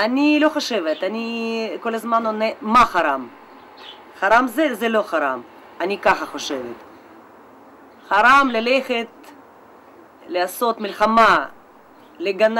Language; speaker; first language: Hebrew; non-native, learner; Russian